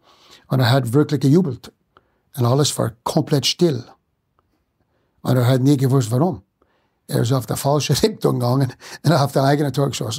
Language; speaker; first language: German; non-native, fluent; English